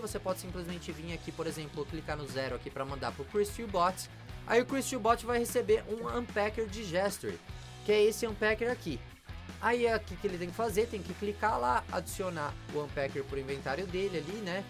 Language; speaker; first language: Portuguese; native; Portuguese